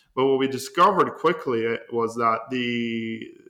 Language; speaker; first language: English; non-native, fluent; Norwegian